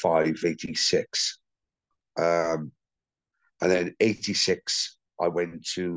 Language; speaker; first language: English; native; English